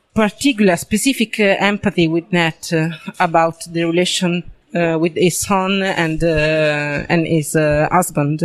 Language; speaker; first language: English; non-native, learner; Italian